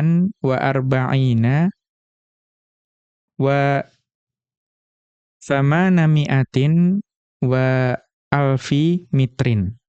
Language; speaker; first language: Arabic; non-native, fluent; Indonesian